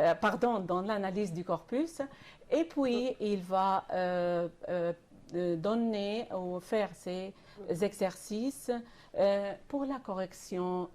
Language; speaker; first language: French; non-native, fluent; Arabic